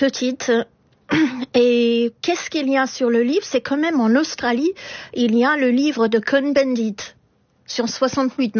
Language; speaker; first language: French; non-native, fluent; English